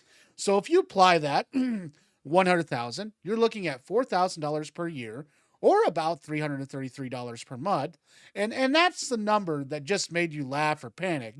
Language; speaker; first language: English; native; English